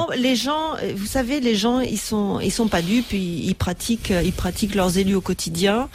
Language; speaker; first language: French; native; French